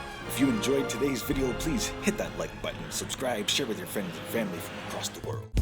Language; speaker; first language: English; native; English